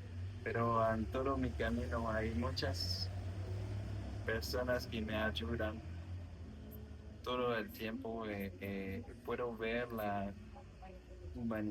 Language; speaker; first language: Spanish; non-native, learner; French